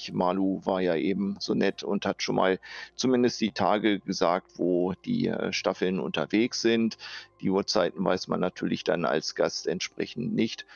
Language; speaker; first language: German; native; German